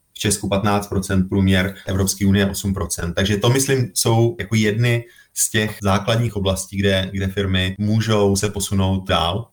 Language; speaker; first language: Czech; native; Czech